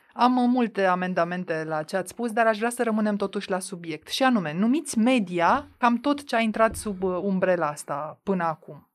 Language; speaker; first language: Romanian; native; Romanian